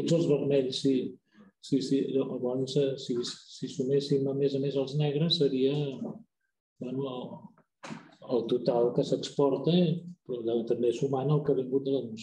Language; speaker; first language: Catalan; native; Catalan